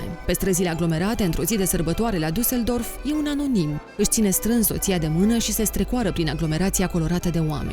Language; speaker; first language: Romanian; native; Romanian